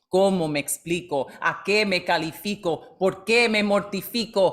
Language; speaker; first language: Spanish; early bilingual, heritage; Spanish